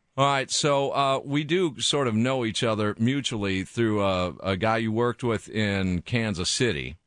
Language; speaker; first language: English; native; English